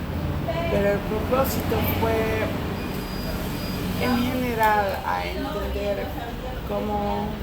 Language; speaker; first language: Spanish; non-native, learner; English